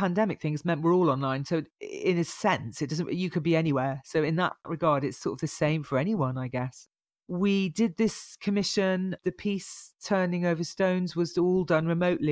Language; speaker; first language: English; native; English